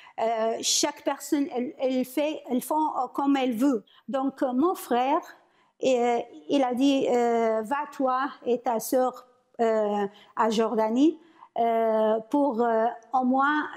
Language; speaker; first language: French; non-native, learner; Arabic